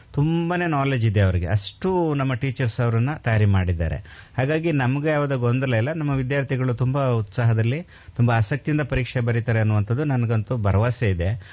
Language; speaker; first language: Kannada; native; Kannada